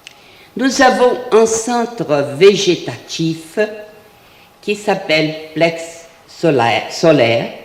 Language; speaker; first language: French; non-native, fluent; Portuguese